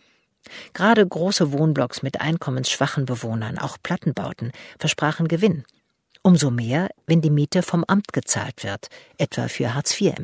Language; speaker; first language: German; native; German